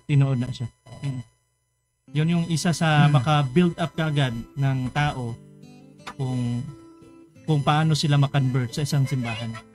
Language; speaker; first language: Filipino; non-native, local second language; Cebuano